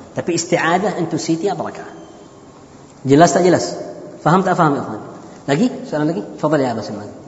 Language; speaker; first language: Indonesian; native; Indonesian